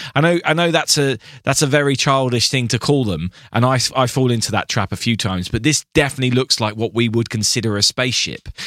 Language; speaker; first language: English; native; English